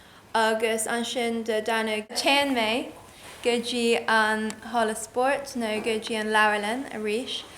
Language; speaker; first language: Irish; non-native, learner; English